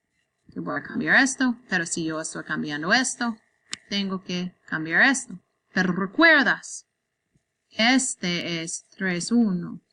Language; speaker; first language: Spanish; non-native, learner; English